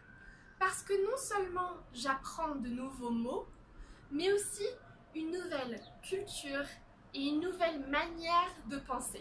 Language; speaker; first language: French; native; French